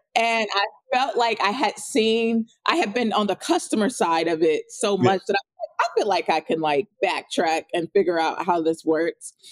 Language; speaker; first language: English; native; English